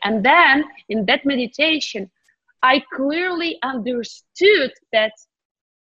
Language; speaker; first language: English; non-native, fluent; Ukrainian